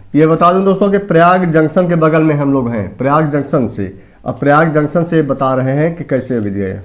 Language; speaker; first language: Hindi; native; Hindi